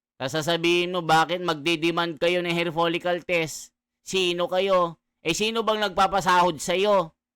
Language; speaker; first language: Filipino; native; Filipino